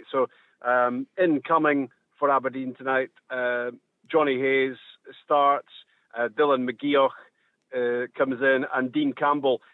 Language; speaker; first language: English; native; English